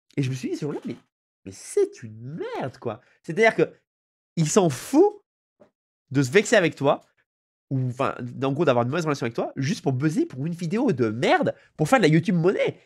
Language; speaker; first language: French; native; French